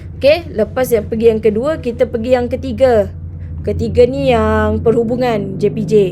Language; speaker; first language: Malay; native; Malay